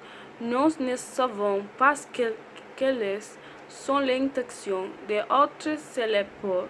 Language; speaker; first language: French; non-native, learner; Spanish